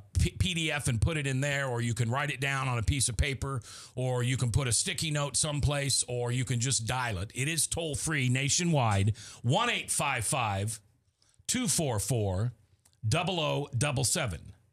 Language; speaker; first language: English; native; English